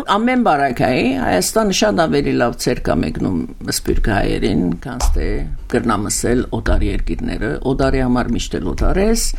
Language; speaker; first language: Armenian; early bilingual, heritage; Armenian